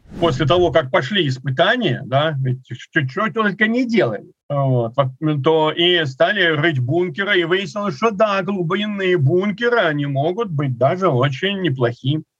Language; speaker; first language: Russian; native; Russian